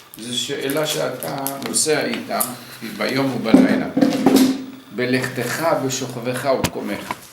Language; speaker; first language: Hebrew; early bilingual, other home language; Arabic